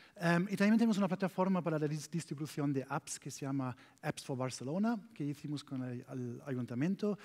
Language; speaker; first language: Spanish; non-native, learner; German